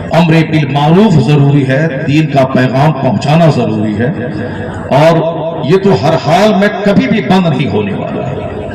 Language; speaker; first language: Urdu; native; Urdu